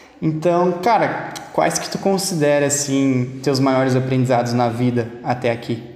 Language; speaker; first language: Portuguese; native; Portuguese